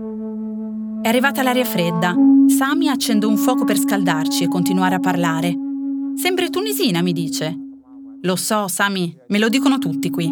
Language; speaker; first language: Italian; native; Italian